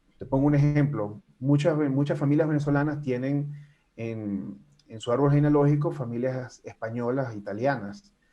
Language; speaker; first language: Spanish; native; Spanish